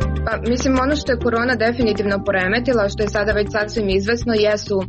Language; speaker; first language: Serbian; native; Serbian